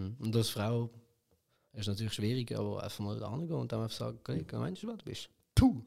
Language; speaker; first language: German; early bilingual, other home language; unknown